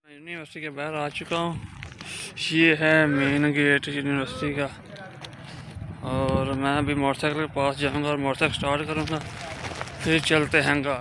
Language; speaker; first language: Hindi; non-native, local second language; Punjabi